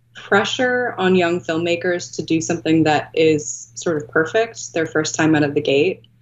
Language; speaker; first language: English; native; English